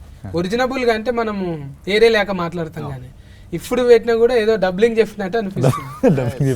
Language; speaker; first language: Telugu; native; Telugu